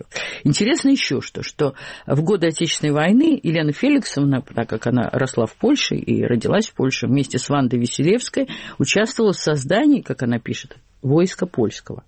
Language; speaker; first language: Russian; native; Russian